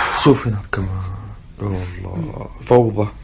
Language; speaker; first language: Arabic; native; Arabic